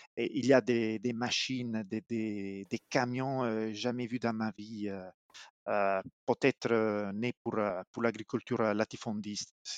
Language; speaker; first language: French; non-native, fluent; Italian